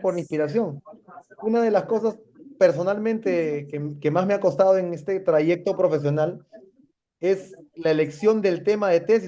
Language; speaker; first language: Spanish; native; Spanish